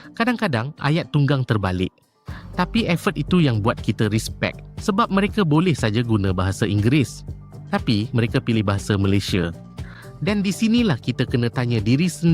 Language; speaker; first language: Malay; native; Malay